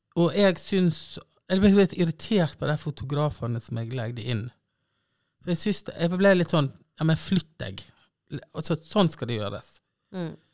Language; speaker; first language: Norwegian; native; Norwegian